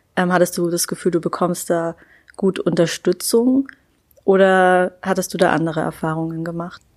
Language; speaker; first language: German; native; German